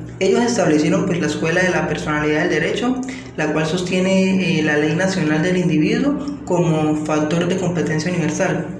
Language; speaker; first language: Spanish; native; Spanish